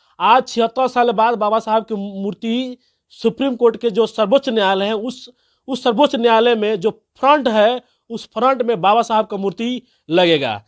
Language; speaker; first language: Hindi; native; Hindi